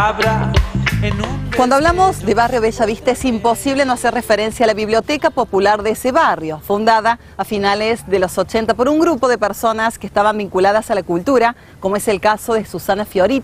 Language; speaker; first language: Spanish; native; Spanish